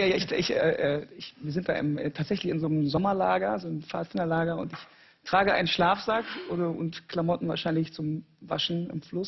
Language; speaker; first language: German; native; German